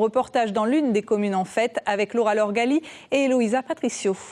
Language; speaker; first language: French; native; French